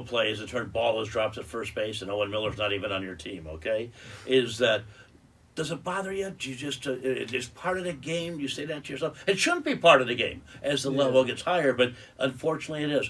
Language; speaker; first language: English; native; English